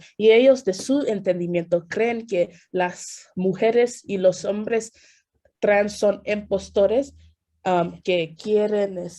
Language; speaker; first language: Spanish; early bilingual, heritage; Spanish